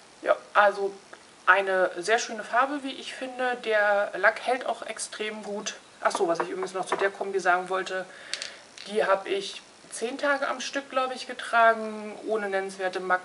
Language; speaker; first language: German; native; German